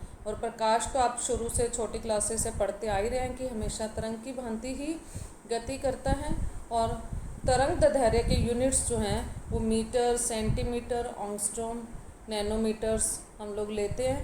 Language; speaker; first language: Hindi; native; Hindi